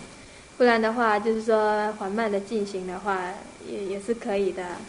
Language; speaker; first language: Chinese; native; Chinese